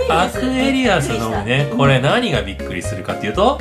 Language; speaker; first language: Japanese; native; Japanese